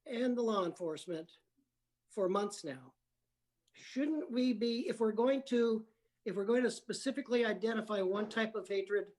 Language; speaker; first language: English; native; English